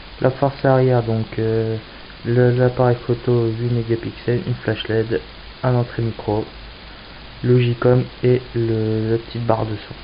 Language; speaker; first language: French; native; French